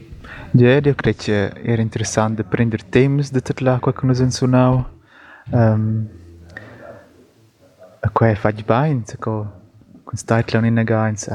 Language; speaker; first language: German; non-native, local second language; Romansh